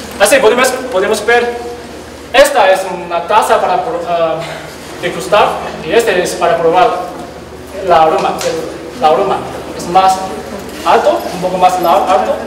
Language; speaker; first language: Spanish; non-native, learner; Chinese